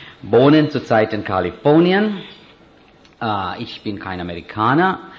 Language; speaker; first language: German; non-native, fluent; Hindi